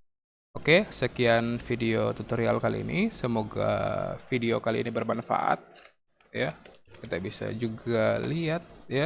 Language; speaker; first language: Indonesian; native; Indonesian